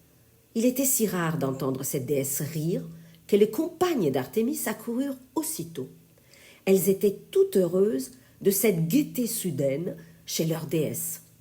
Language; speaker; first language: French; native; French